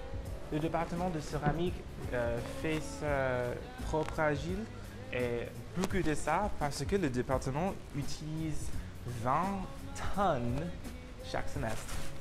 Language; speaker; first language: French; non-native, learner; English